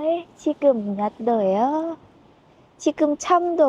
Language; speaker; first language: Korean; non-native, learner; Thai